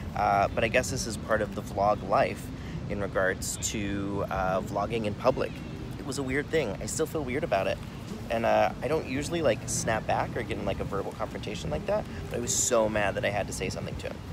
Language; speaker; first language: English; native; English